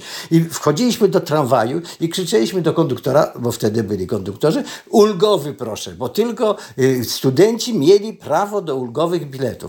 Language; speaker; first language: Polish; native; Polish